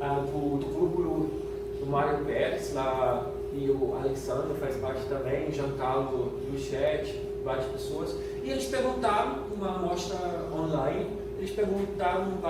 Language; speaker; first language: Portuguese; non-native, fluent; German